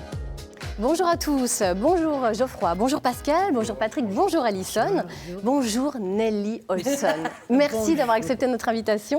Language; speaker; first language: French; native; French